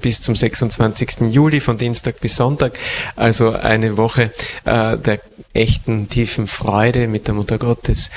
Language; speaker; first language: German; native; German